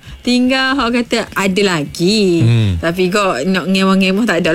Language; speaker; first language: Malay; native; Malay